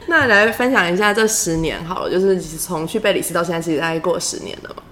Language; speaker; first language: Chinese; native; Chinese